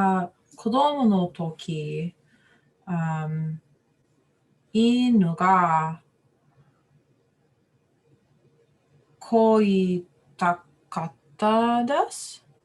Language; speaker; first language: Japanese; non-native, learner; English